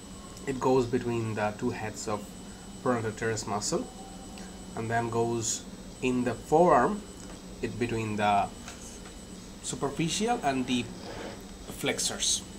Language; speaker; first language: English; non-native, local second language; Bangla